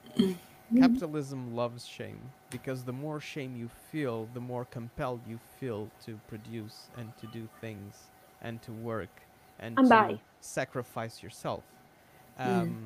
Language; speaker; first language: English; non-native, fluent; Portuguese